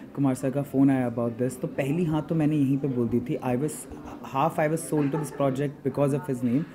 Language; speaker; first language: Hindi; native; Hindi